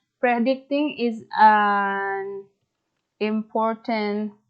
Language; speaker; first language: English; non-native, fluent; Indonesian